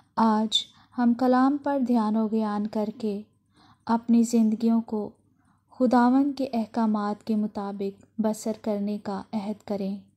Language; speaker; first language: Urdu; non-native, local second language; Punjabi